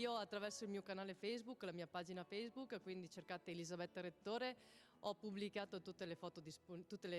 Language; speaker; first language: Italian; native; Italian